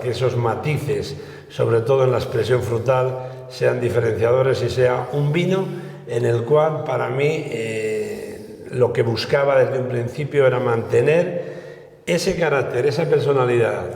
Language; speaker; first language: Spanish; native; Spanish